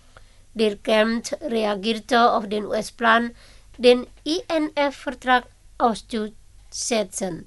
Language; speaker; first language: German; non-native, fluent; Indonesian